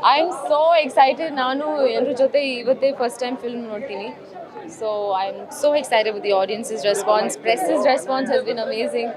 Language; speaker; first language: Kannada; non-native, learner; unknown